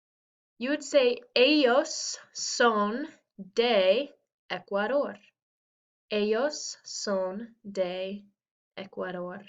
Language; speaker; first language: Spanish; non-native, fluent; English